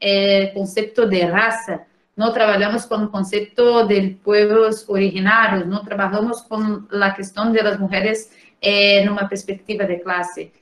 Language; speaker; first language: Spanish; non-native, learner; Portuguese